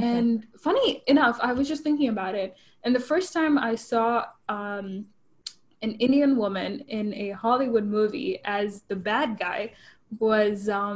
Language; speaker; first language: English; native; English